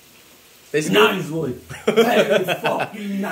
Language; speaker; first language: English; non-native, learner; Spanish